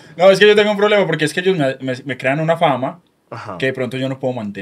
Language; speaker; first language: Spanish; native; Spanish